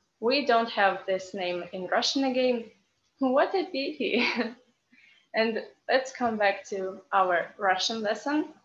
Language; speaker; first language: English; non-native, fluent; Russian